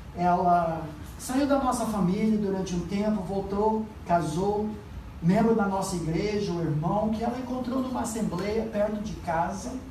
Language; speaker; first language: Portuguese; non-native, fluent; English